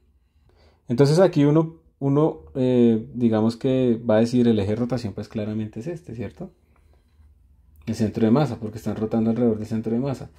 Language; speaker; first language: Spanish; native; Spanish